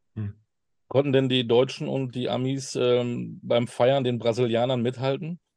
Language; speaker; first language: German; native; German